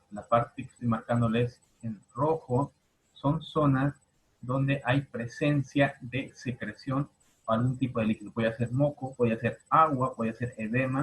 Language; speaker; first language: Spanish; native; Spanish